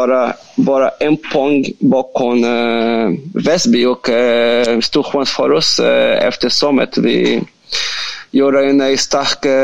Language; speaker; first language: Swedish; non-native, learner; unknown